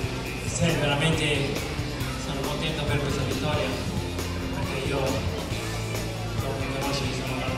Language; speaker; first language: Italian; non-native, learner; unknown